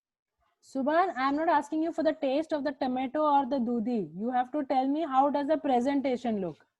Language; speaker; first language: English; non-native, local second language; Hindi